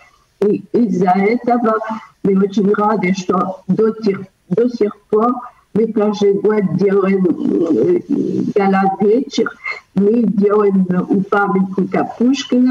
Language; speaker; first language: Russian; early bilingual, heritage; Russian